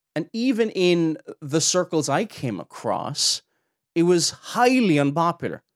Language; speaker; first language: English; native; English